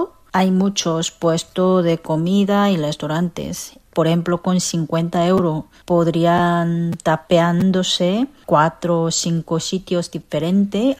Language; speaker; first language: Spanish; non-native, fluent; Korean